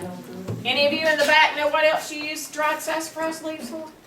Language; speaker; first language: English; native; English